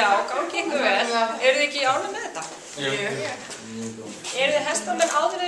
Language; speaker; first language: Icelandic; native; Icelandic